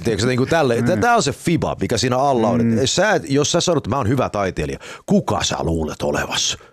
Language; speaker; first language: Finnish; early bilingual, heritage; Finnish